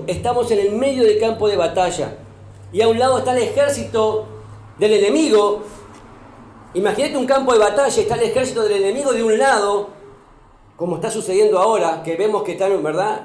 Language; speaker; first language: Spanish; native; Spanish